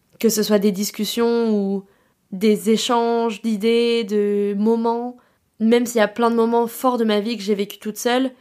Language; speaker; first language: French; native; French